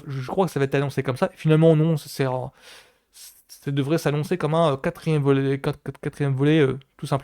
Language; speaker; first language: French; native; French